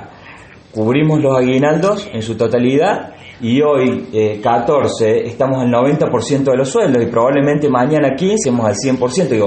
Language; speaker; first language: Spanish; native; Spanish